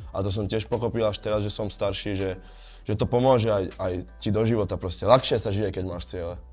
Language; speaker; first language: Slovak; early bilingual, other home language; Italian